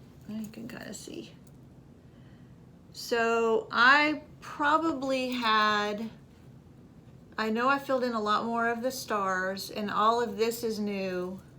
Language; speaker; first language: English; native; English